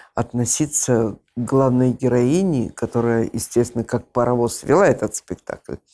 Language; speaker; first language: Russian; native; Russian